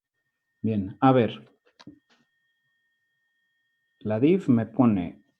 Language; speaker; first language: Spanish; native; Spanish